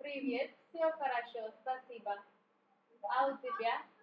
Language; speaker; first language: Russian; non-native, learner; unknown